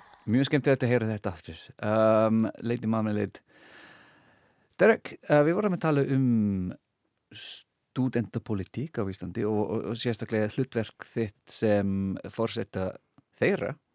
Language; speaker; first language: Icelandic; non-native, fluent; English